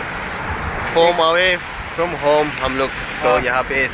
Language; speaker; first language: Hindi; non-native, local second language; Bangla